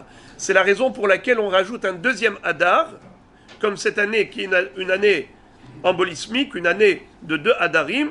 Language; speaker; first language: French; native; French